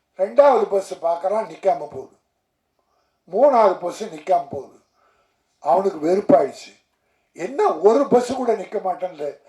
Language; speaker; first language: Tamil; native; Tamil